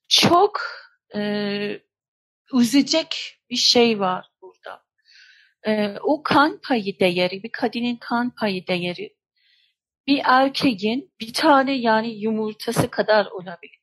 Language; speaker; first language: Turkish; non-native, fluent; Persian